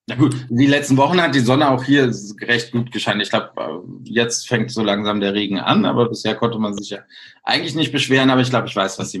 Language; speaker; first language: German; native; German